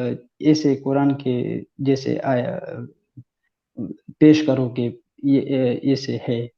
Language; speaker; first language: Hindi; non-native, learner; Pashto